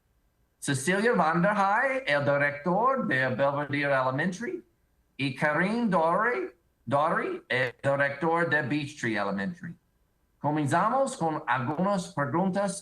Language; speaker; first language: Spanish; non-native, learner; English